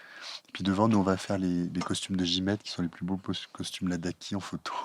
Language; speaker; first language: French; native; French